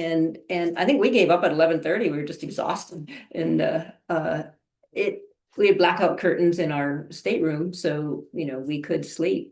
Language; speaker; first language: English; native; English